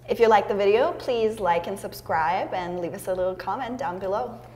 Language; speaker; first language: English; non-native, fluent; Serbian